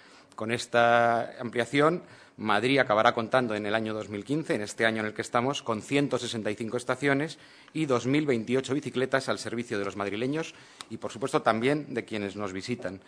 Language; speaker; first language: Spanish; native; Spanish